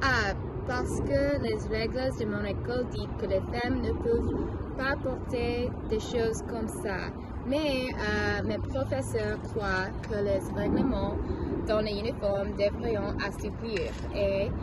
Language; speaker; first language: French; non-native, learner; English